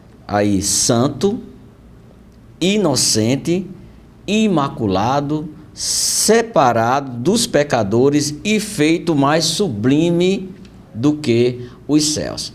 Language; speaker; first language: Portuguese; native; Portuguese